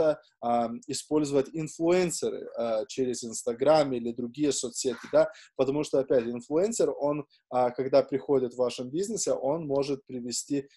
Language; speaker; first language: Russian; non-native, fluent; Lithuanian